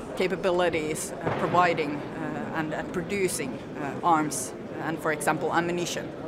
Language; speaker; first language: English; non-native, fluent; Finnish